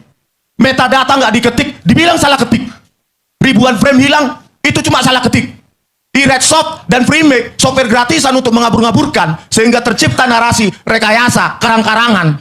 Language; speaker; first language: Indonesian; native; Indonesian